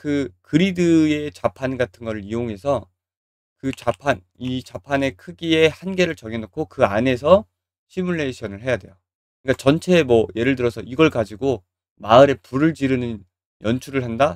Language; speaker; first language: Korean; native; Korean